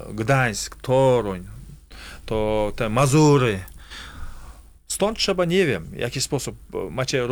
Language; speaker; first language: Polish; non-native, fluent; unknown